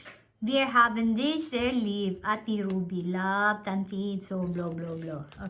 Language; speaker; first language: German; non-native, learner; Filipino